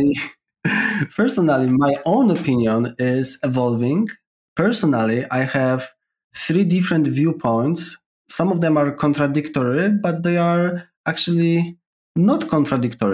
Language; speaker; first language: English; non-native, fluent; Polish